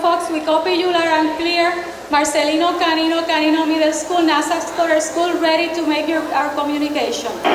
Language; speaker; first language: English; non-native, local second language; Spanish